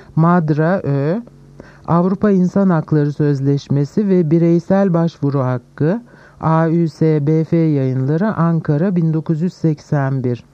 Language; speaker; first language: Turkish; native; Turkish